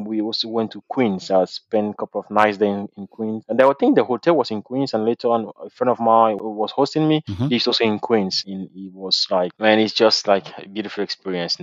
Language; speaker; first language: English; non-native, local second language; French